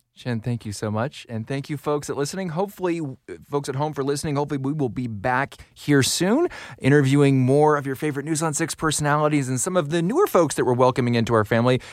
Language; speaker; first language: English; native; English